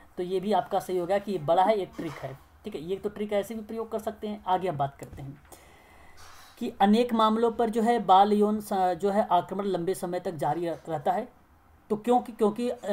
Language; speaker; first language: Hindi; native; Hindi